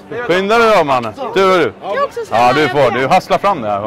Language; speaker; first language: Swedish; native; Swedish